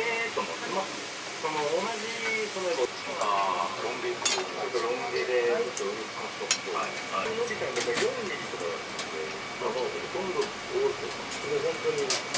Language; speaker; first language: Japanese; native; Japanese